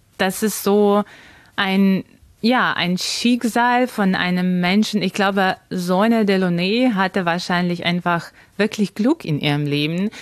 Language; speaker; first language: German; non-native, fluent; Ukrainian